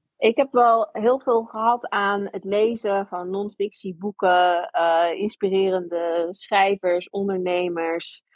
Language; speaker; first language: Dutch; early bilingual, heritage; Dutch